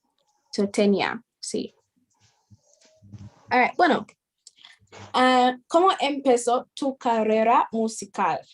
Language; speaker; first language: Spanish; non-native, fluent; English